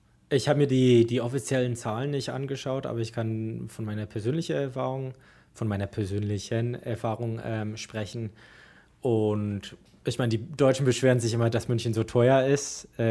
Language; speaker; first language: German; non-native, fluent; English